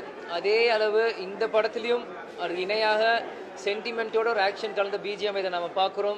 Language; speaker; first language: Tamil; native; Tamil